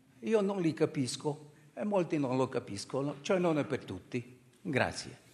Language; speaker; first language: Italian; non-native, fluent; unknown